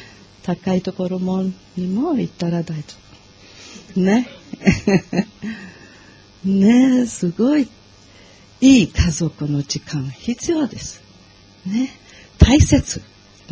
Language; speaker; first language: Japanese; non-native, learner; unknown